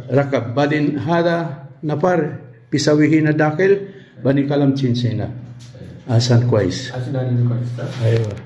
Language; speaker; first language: Arabic; non-native, learner; Filipino